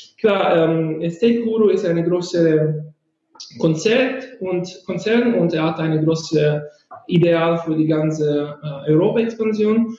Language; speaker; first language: German; non-native, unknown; Italian